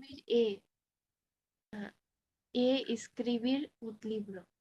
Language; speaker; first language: Spanish; non-native, learner; Bangla